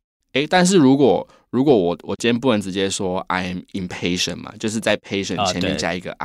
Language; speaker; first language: Chinese; native; Chinese